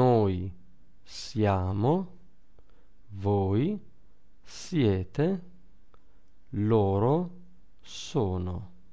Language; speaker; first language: Italian; non-native, fluent; English